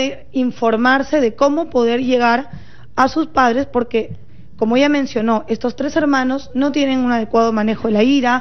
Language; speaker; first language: Spanish; native; Spanish